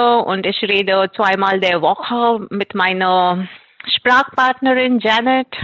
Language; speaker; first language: German; non-native, fluent; Marathi